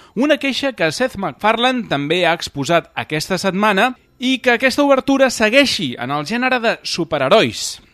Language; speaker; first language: Catalan; native; Catalan